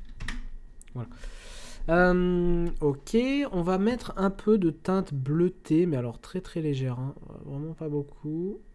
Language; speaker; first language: French; native; French